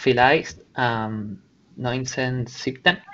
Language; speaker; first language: German; non-native, learner; Spanish